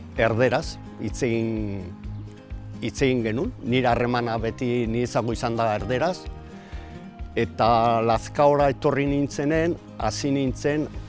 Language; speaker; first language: Basque; non-native, local second language; Spanish